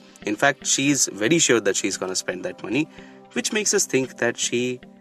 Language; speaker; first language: English; non-native, local second language; Bangla